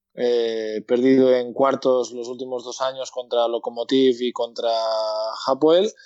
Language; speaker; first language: Spanish; native; Spanish